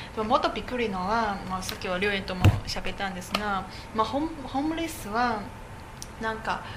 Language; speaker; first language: Japanese; non-native, fluent; Chinese